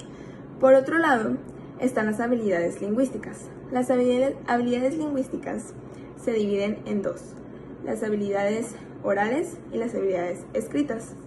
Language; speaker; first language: Spanish; native; Spanish